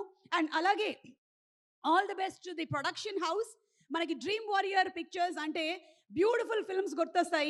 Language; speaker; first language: Telugu; native; Telugu